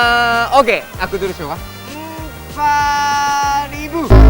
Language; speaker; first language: Indonesian; non-native, fluent; Japanese